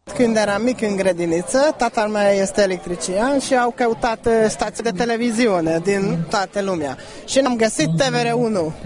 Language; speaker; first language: Romanian; non-native, learner; Hungarian